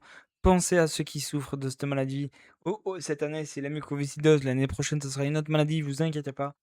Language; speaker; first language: French; native; French